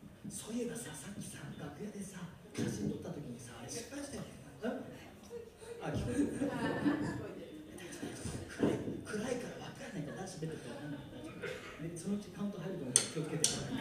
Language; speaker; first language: Japanese; native; Japanese